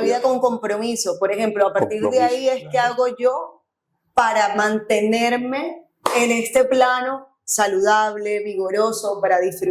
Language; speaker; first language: Spanish; native; Spanish